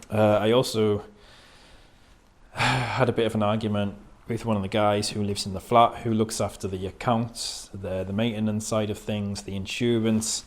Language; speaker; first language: English; native; English